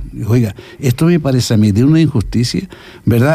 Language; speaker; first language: Spanish; native; Spanish